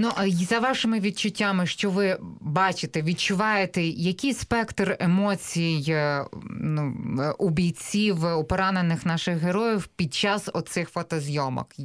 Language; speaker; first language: Ukrainian; native; Ukrainian